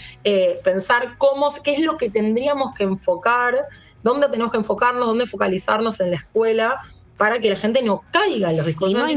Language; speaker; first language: Spanish; native; Spanish